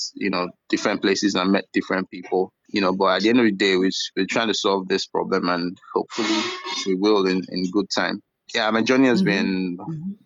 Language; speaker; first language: English; non-native, local second language; Yoruba